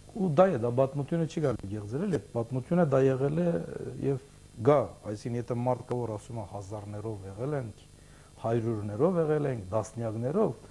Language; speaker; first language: Armenian; early bilingual, heritage; Armenian